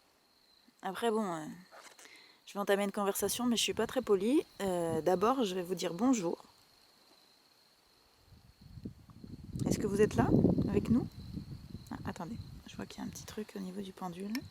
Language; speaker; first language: French; native; French